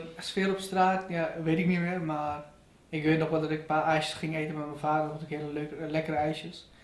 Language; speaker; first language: Dutch; early bilingual, other home language; Persian